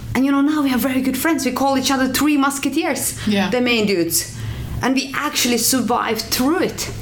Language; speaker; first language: English; non-native, fluent; Finnish